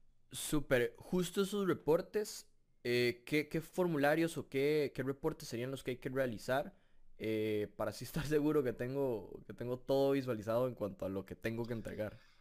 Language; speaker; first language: Spanish; native; Spanish